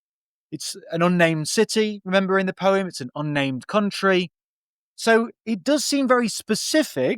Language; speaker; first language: English; native; English